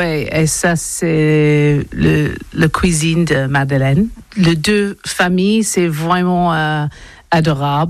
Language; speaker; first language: French; non-native, learner; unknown